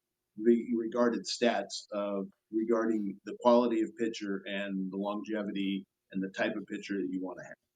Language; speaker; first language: English; native; English